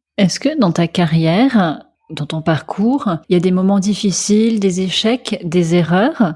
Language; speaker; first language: French; native; French